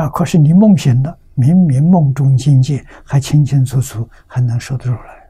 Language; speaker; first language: Chinese; native; Chinese